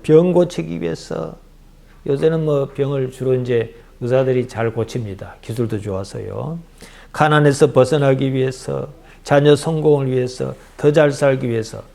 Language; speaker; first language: Korean; native; Korean